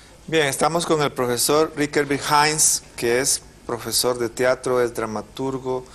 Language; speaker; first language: Spanish; native; Spanish